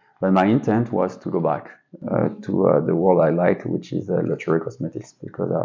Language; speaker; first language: English; non-native, fluent; French